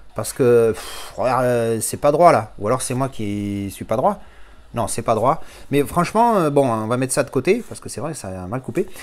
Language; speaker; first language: French; native; French